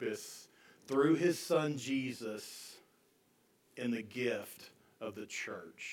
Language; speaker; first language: English; native; English